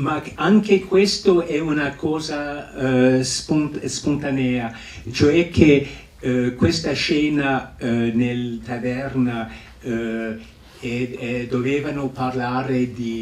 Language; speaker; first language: Italian; non-native, fluent; English